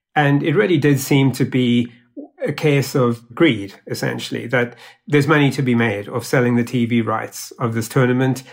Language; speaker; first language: English; native; English